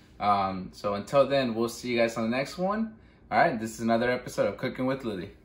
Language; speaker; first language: English; early bilingual, other home language; Spanish